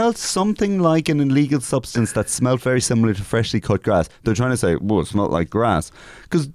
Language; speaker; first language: English; native; English